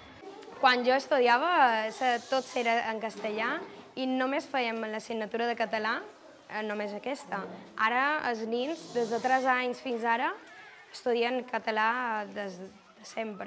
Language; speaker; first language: Catalan; non-native, local second language; Spanish